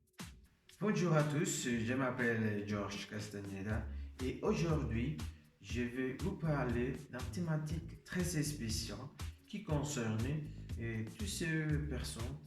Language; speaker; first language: French; non-native, learner; Spanish